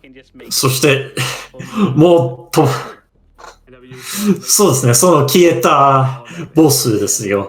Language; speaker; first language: Japanese; non-native, fluent; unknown